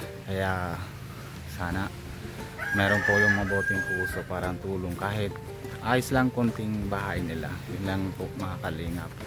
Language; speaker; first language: Filipino; non-native, local second language; Bikol